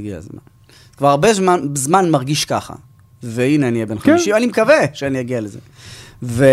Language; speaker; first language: Hebrew; native; Hebrew